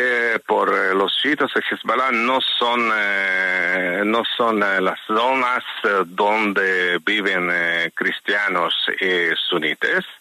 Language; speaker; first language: Spanish; non-native, fluent; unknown